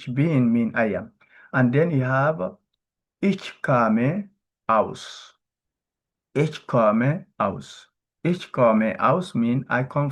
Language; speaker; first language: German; non-native, learner; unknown